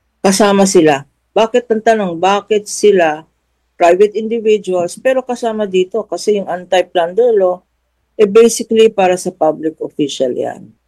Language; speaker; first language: Filipino; native; Filipino